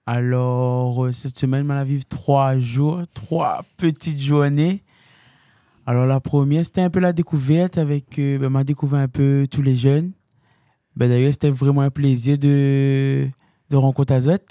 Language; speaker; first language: French; non-native, local second language; Réunion Creole French